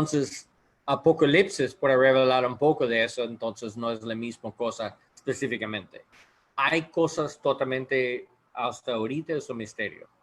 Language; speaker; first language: Spanish; non-native, learner; English